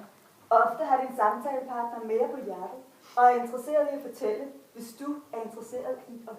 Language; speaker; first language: Danish; native; Danish